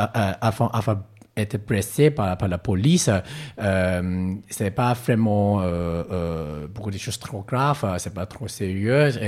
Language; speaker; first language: French; non-native, learner; Cantonese